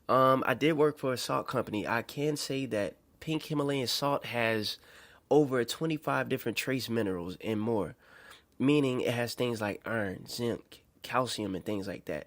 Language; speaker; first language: English; native; English